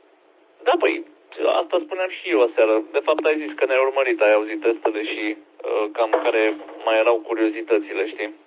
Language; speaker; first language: Romanian; native; Romanian